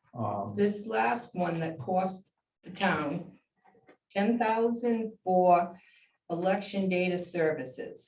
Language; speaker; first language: English; native; English